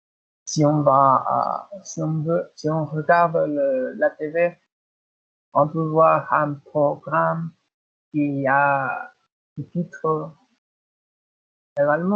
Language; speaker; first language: French; non-native, learner; Spanish